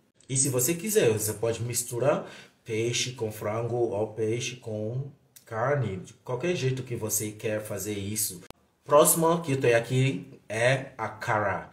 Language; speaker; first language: Portuguese; non-native, fluent; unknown